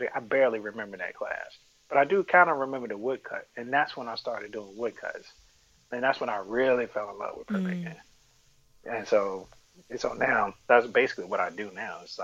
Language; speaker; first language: English; native; English